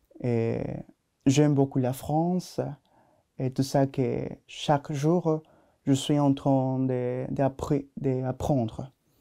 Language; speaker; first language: French; non-native, learner; Spanish